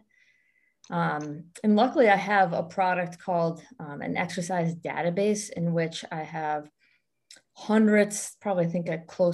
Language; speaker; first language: English; native; English